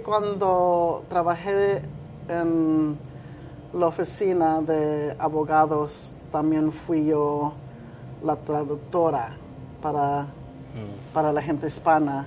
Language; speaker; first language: Spanish; early bilingual, heritage; Spanish